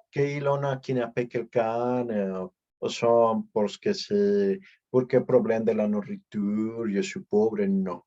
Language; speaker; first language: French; non-native, learner; Spanish